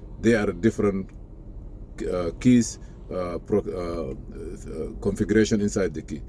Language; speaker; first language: English; non-native, fluent; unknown